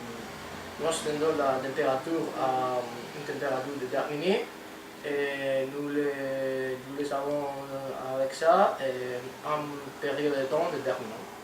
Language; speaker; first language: French; non-native, learner; Spanish